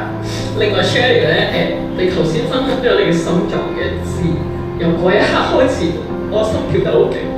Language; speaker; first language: Cantonese; native; Cantonese